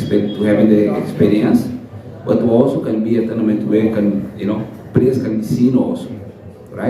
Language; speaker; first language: English; non-native, fluent; Spanish